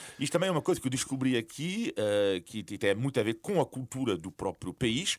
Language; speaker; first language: Portuguese; non-native, fluent; French